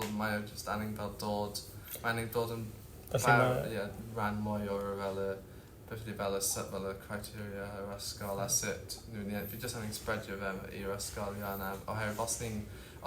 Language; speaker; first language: Welsh; non-native, local second language; English